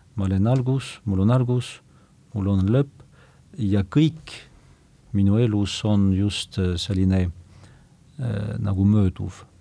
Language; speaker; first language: Estonian; non-native, fluent; French